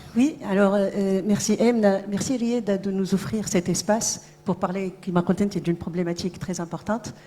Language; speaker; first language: French; non-native, local second language; Arabic